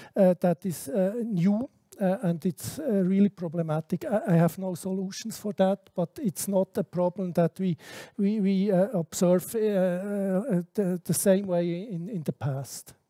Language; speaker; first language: English; non-native, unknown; German